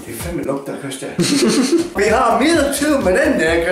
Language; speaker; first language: Danish; non-native, fluent; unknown